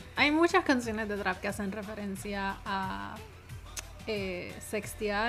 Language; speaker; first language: Spanish; native; Spanish